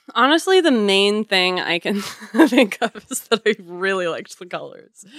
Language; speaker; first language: English; native; English